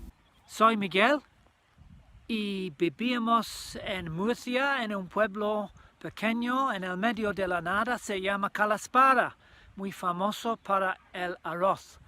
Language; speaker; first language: Spanish; non-native, learner; English